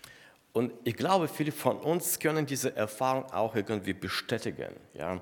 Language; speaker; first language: German; non-native, fluent; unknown